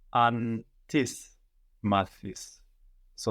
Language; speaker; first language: Greek; non-native, learner; English